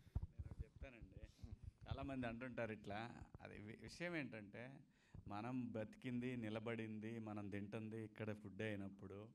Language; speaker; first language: Telugu; native; Telugu